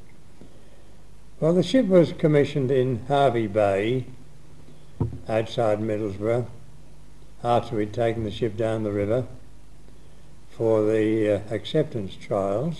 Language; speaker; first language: English; native; English